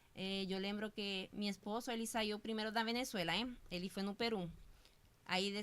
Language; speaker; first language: Portuguese; non-native, fluent; Spanish